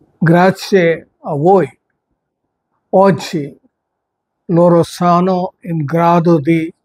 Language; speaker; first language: Italian; non-native, fluent; Telugu